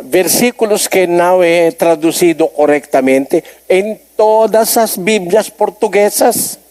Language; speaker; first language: Portuguese; non-native, learner; Filipino